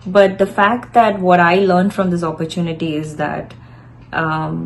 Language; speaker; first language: English; non-native, local second language; Malayalam